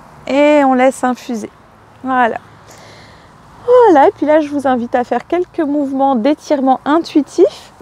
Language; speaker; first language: French; native; French